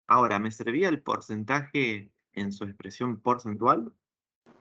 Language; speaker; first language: Spanish; native; Spanish